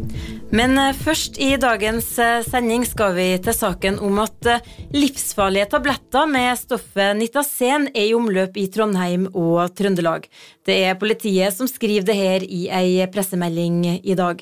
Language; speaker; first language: Norwegian; native; Norwegian